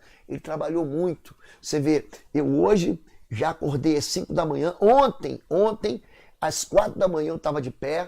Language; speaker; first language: Portuguese; native; Portuguese